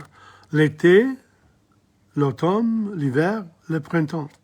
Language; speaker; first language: French; non-native, fluent; English